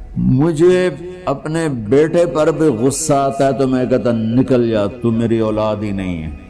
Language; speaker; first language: Urdu; non-native, local second language; Punjabi